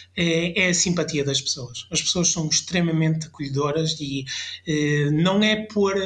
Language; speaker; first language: Portuguese; early bilingual, other home language; French